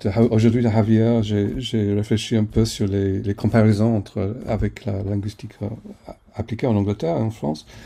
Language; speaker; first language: French; non-native, fluent; English